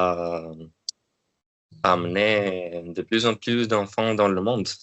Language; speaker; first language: French; non-native, learner; Spanish